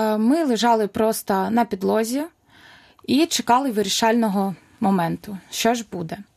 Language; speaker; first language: Ukrainian; non-native, local second language; Russian